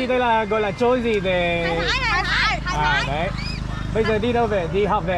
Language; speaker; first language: Vietnamese; non-native, fluent; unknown